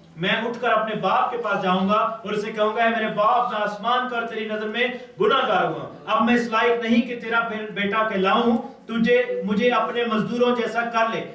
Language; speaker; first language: Urdu; non-native, local second language; Pashto